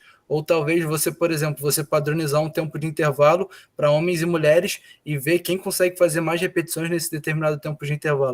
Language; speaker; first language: Portuguese; native; Portuguese